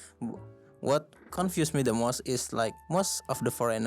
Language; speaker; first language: English; non-native, learner; Indonesian